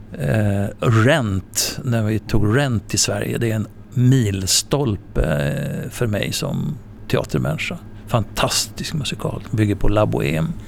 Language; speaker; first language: Swedish; native; Swedish